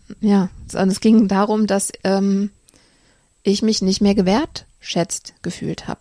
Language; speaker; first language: German; native; German